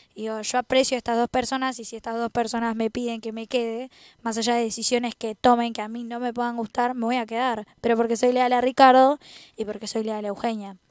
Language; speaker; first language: Spanish; native; Spanish